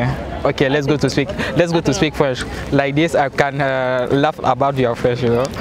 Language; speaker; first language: English; non-native, learner; French